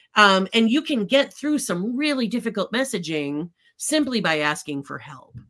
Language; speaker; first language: English; native; English